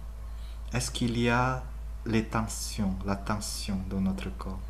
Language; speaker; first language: French; non-native, fluent; Vietnamese